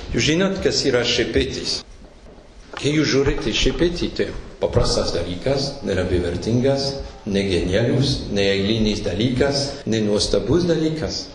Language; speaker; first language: Lithuanian; non-native, fluent; French